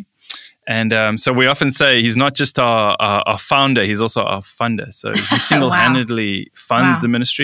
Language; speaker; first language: English; native; English